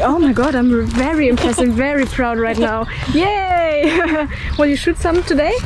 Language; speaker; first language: English; non-native, fluent; German